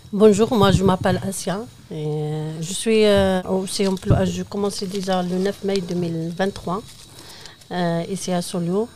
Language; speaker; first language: French; non-native, fluent; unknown